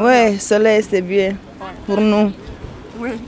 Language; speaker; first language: French; non-native, learner; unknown